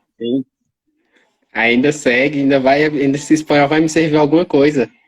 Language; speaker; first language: Portuguese; native; Portuguese